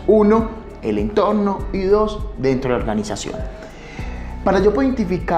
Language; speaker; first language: Spanish; native; Spanish